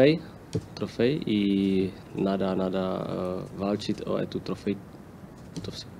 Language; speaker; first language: Russian; non-native, learner; Slovak